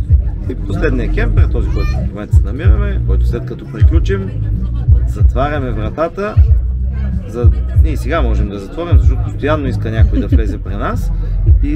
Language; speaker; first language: Bulgarian; native; Bulgarian